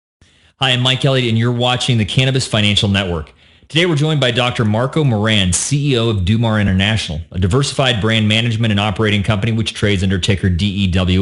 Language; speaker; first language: English; native; English